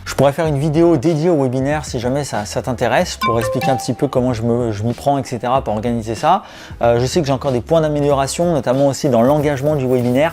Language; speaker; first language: French; native; French